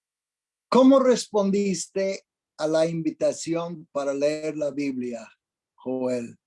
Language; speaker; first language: Spanish; non-native, fluent; English